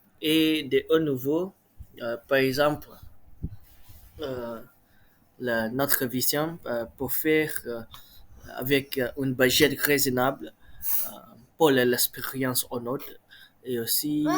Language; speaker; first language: French; non-native, learner; Malay